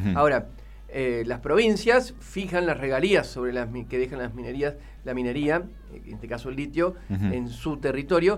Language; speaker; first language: Spanish; native; Spanish